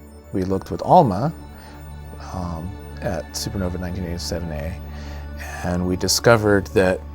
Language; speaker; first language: English; native; English